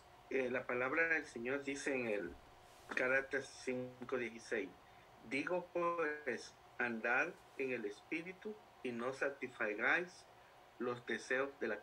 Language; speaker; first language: Spanish; native; Spanish